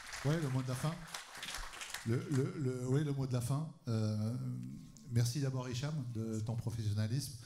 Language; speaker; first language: French; native; French